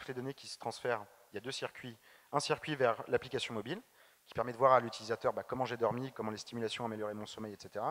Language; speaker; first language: French; native; French